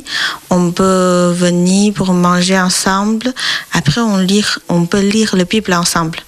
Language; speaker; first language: French; non-native, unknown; Chinese